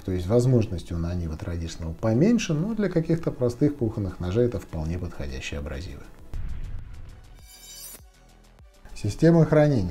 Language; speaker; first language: Russian; native; Russian